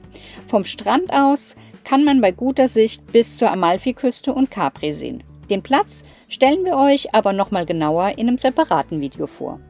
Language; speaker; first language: German; native; German